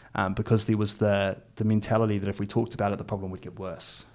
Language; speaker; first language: English; native; English